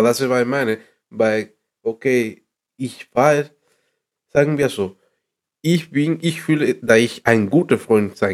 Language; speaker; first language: German; non-native, learner; Spanish